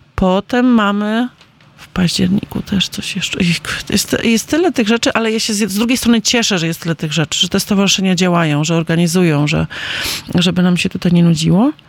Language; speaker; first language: Polish; native; Polish